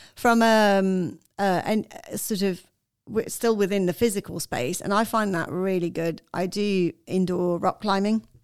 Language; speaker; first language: English; non-native, fluent; Arabic